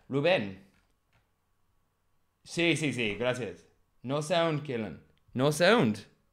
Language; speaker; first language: Spanish; non-native, learner; English